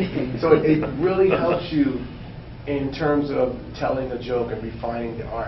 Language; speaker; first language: English; native; English